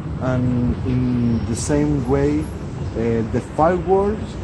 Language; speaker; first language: English; non-native, learner; Spanish